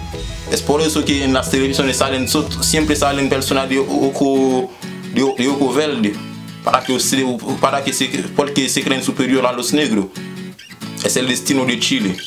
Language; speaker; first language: Spanish; non-native, fluent; Haitian Creole